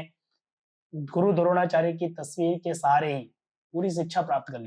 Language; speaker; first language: Hindi; native; Hindi